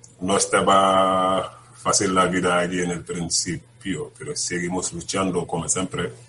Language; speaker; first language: Spanish; non-native, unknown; Wolof